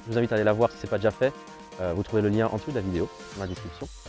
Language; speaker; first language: French; native; French